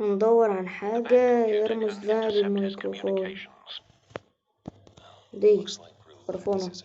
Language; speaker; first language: Arabic; native; Arabic